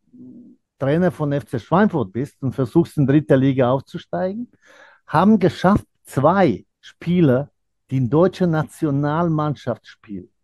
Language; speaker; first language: German; non-native, fluent; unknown